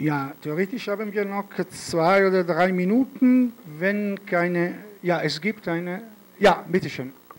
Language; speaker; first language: German; non-native, fluent; Italian